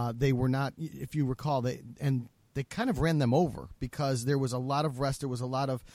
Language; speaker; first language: English; native; English